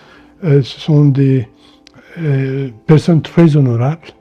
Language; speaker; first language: French; non-native, fluent; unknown